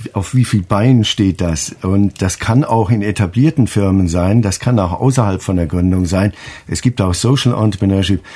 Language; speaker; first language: German; native; German